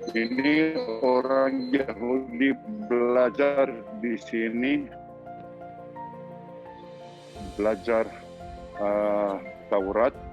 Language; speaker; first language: Indonesian; non-native, learner; Hebrew